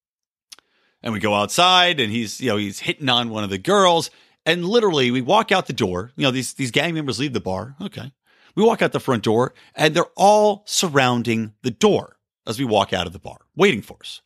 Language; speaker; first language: English; native; English